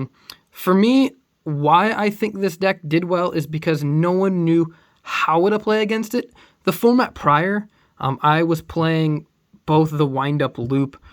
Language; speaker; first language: English; native; English